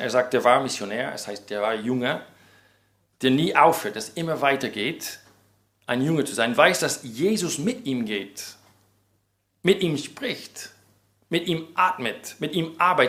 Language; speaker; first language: German; non-native, fluent; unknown